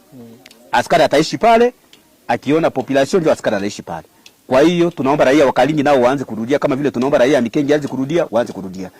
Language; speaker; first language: Swahili; native; Swahili